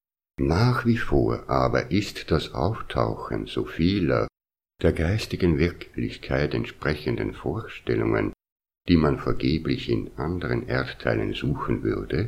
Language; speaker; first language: German; native; German